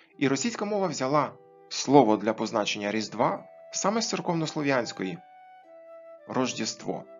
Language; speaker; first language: Ukrainian; native; Ukrainian